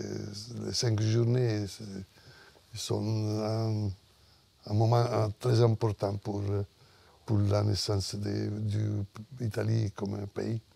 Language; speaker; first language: French; non-native, fluent; Italian